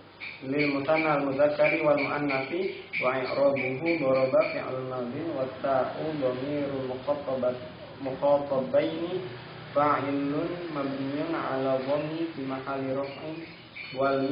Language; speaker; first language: Arabic; non-native, learner; Indonesian